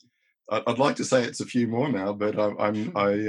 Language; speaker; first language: English; native; English